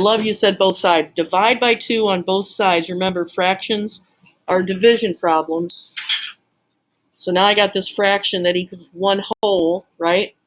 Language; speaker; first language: English; native; English